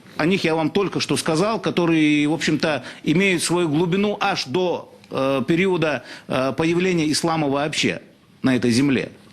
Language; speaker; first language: Russian; non-native, local second language; Chechen